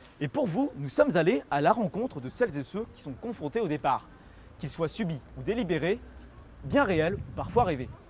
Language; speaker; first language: French; native; French